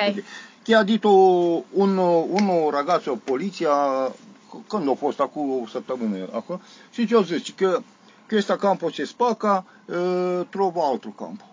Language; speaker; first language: Italian; non-native, learner; Romanian